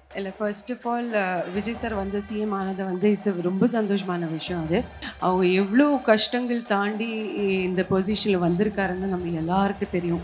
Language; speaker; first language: Tamil; non-native, fluent; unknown